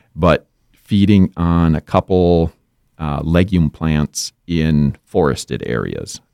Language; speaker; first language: English; native; English